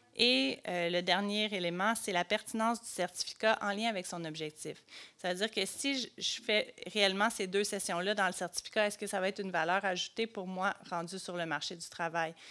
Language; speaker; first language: French; native; French